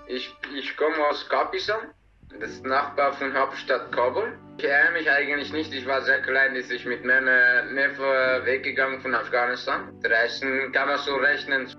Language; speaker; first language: German; non-native, learner; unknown